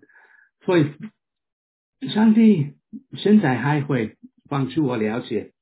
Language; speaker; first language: Chinese; non-native, fluent; English